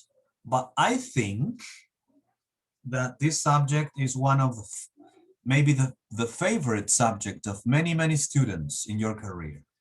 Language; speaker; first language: English; non-native, fluent; Spanish